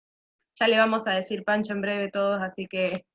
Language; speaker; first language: Spanish; native; Spanish